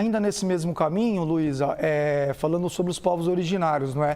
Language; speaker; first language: Portuguese; native; Portuguese